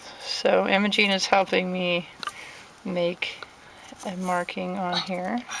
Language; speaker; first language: English; native; English